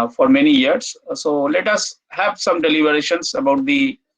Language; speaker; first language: English; non-native, local second language; Bangla